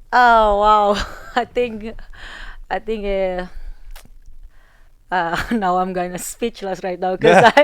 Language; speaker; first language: English; non-native, fluent; Indonesian